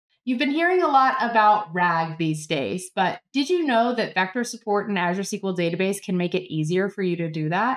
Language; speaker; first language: English; native; English